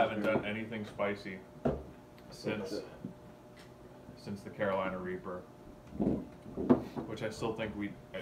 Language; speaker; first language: English; native; English